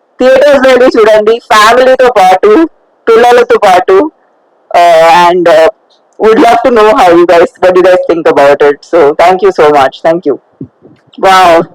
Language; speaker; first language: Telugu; non-native, fluent; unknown